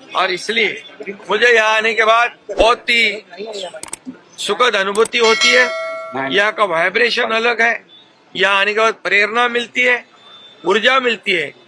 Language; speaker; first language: Hindi; non-native, local second language; Marathi